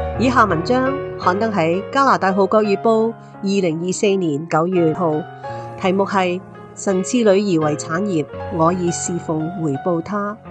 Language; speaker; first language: Chinese; non-native, local second language; Cantonese